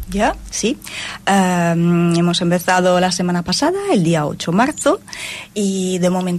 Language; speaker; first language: Spanish; non-native, fluent; Italian